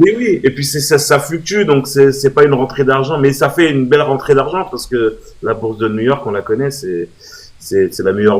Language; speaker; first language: French; native; French